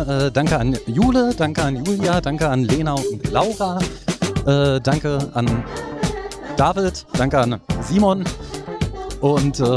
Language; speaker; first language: German; native; German